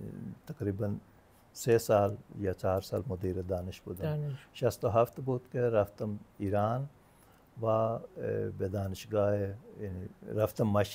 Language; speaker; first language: Persian; non-native, fluent; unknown